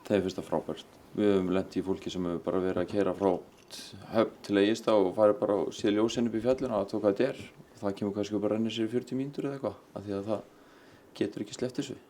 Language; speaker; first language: Icelandic; native; Icelandic